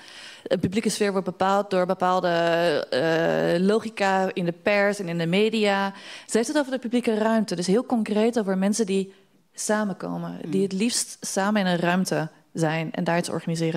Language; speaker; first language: Dutch; native; Dutch